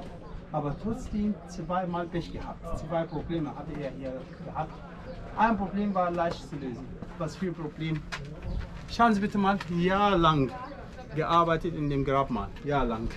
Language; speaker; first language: German; non-native, fluent; Arabic